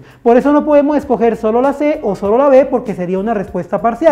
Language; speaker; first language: Spanish; native; Spanish